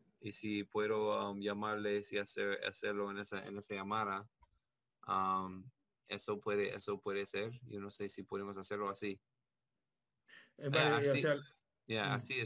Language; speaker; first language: Spanish; non-native, learner; English